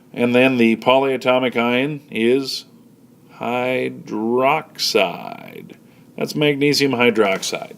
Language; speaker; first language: English; native; English